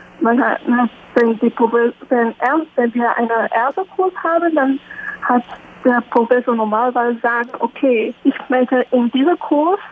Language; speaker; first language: German; non-native, learner; Chinese